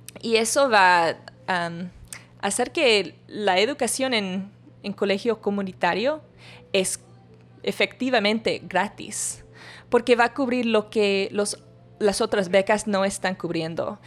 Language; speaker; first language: Spanish; non-native, learner; English